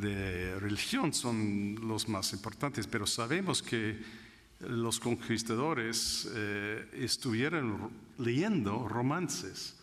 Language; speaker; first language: Spanish; non-native, fluent; English